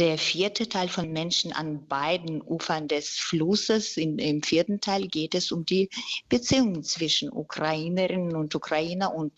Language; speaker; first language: German; non-native, fluent; Russian